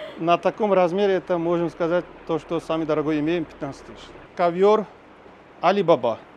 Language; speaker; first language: Russian; non-native, local second language; Tajik